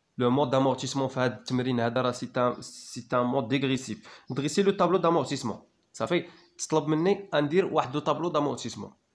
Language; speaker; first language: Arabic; native; Arabic